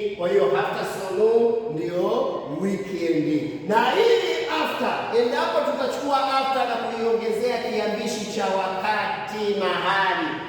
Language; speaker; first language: Swahili; native; Swahili